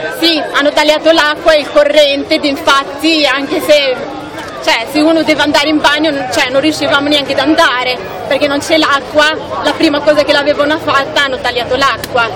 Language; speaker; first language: Italian; non-native, fluent; Arabic